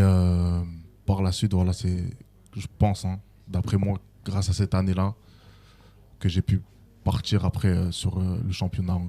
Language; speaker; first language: French; native; French